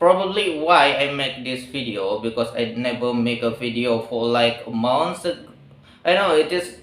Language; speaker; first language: English; non-native, learner; Indonesian